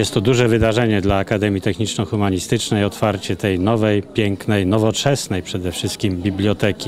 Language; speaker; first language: Polish; native; Polish